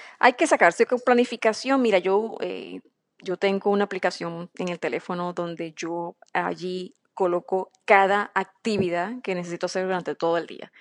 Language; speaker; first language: Spanish; native; Spanish